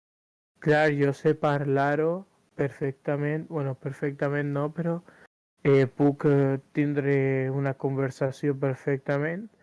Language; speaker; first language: Catalan; early bilingual, other home language; Urdu